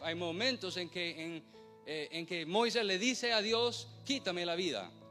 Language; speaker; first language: Spanish; non-native, fluent; English